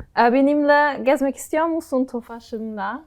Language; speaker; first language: Turkish; non-native, learner; German